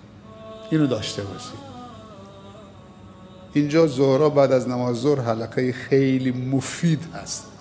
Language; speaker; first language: Persian; native; Persian